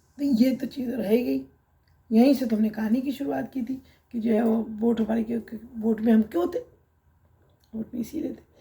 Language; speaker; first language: Hindi; native; Hindi